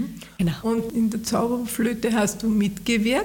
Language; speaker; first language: German; native; German